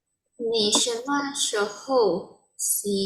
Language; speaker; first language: Chinese; non-native, learner; Indonesian